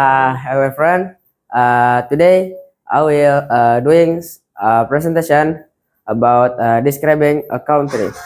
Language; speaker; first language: English; non-native, learner; Indonesian